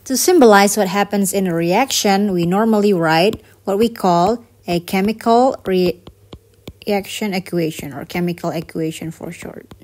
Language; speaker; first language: English; non-native, fluent; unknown